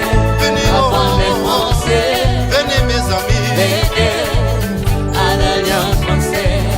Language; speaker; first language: French; non-native, learner; English